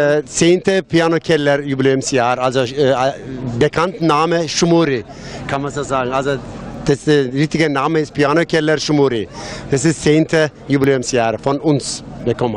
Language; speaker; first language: German; non-native, learner; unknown